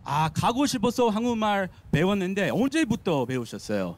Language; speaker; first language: Korean; non-native, fluent; English